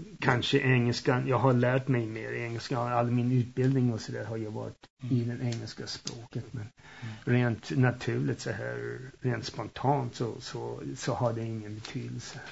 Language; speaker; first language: Swedish; early bilingual, heritage; Swedish